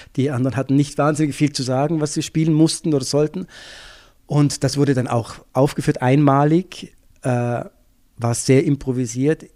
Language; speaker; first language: German; native; German